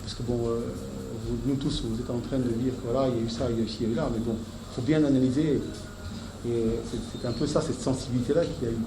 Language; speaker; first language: French; native; French